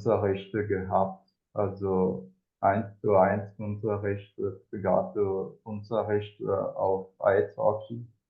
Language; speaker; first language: German; non-native, fluent; Spanish